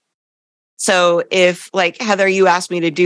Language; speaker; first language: English; native; English